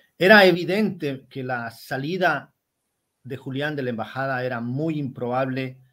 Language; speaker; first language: Spanish; native; Spanish